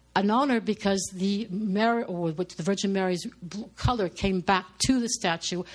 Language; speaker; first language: English; non-native, fluent; French